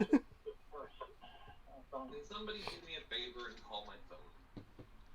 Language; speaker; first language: English; native; English